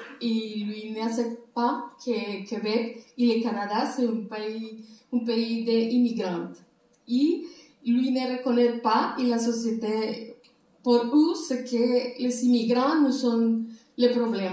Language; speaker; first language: French; non-native, learner; Spanish